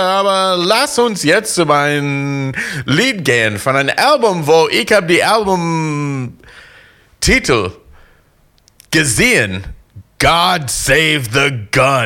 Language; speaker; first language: German; non-native, fluent; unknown